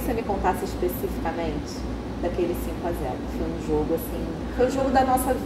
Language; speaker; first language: Portuguese; native; Portuguese